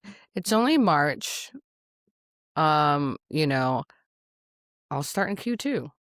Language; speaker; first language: English; native; English